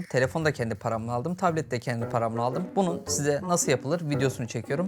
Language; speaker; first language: Turkish; native; Turkish